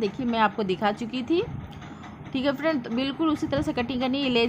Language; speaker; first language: Hindi; native; Hindi